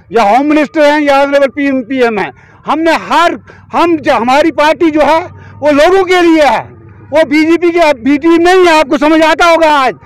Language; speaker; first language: Hindi; non-native, local second language; Kashmiri